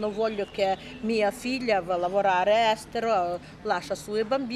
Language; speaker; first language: Italian; non-native, learner; Ukrainian